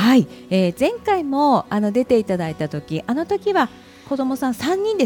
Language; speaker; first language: Japanese; native; Japanese